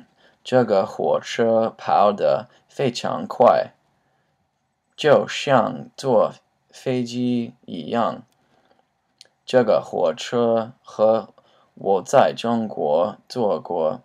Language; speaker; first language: Chinese; non-native, learner; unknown